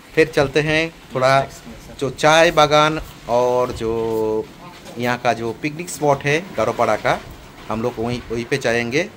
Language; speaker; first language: Hindi; non-native, local second language; Bangla